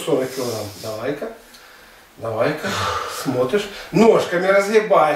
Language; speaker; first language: Russian; native; Russian